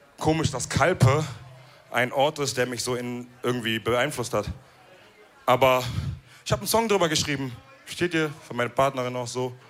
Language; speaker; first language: German; early bilingual, other home language; Wolof